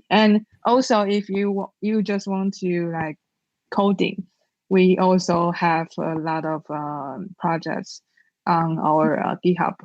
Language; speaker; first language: English; non-native, learner; Chinese